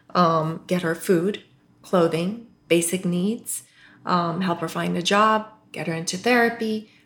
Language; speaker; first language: English; non-native, local second language; Urdu